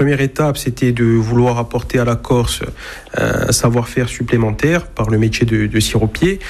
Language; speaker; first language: French; native; French